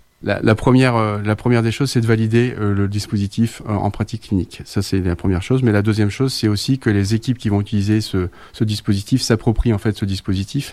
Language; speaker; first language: French; native; French